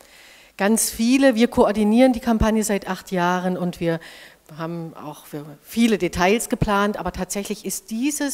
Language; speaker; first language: German; native; German